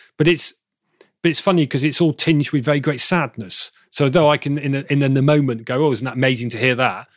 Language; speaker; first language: English; native; English